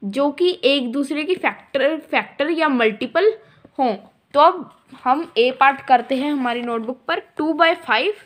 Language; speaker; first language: Hindi; non-native, local second language; Punjabi